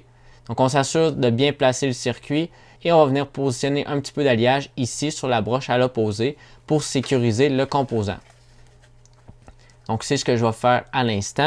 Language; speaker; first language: French; native; French